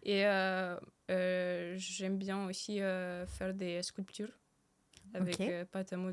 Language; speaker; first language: French; early bilingual, other home language; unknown